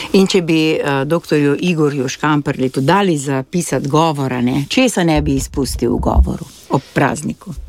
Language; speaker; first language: Slovenian; native; Slovenian